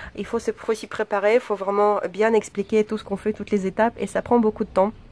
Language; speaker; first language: French; non-native, fluent; Russian